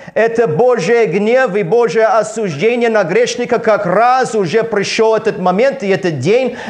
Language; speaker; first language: Russian; non-native, learner; English